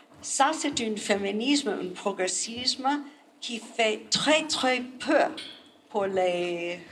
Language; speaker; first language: French; non-native, learner; English